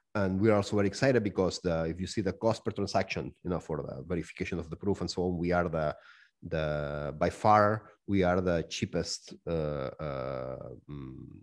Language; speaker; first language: English; non-native, fluent; Spanish